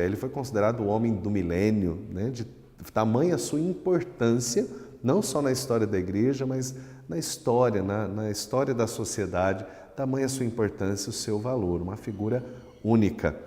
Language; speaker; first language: Portuguese; native; Portuguese